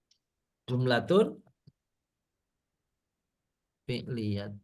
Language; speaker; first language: Arabic; non-native, fluent; Indonesian